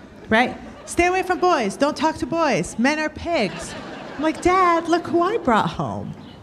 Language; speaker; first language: English; early bilingual, other home language; French